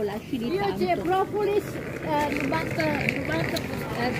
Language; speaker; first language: Italian; non-native, learner; Chinese